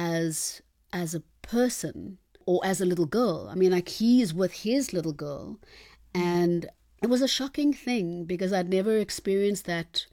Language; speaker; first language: English; non-native, local second language; Xhosa